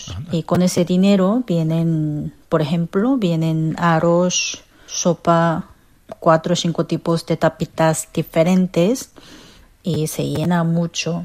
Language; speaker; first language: Spanish; non-native, fluent; Korean